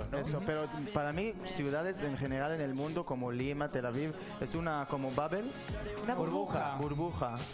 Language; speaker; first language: Spanish; non-native, learner; Hebrew